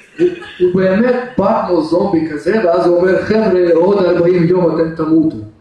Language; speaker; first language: Hebrew; non-native, fluent; Russian